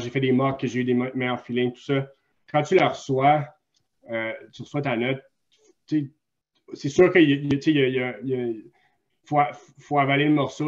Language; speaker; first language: French; native; French